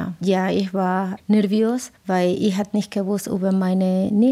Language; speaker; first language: German; non-native, learner; Spanish